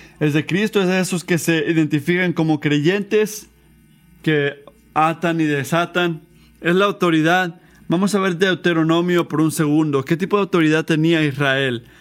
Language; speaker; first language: Spanish; non-native, fluent; English